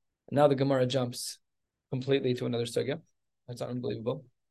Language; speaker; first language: English; native; English